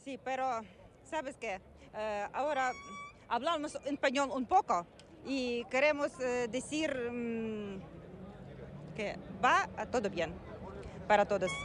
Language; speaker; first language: Spanish; non-native, learner; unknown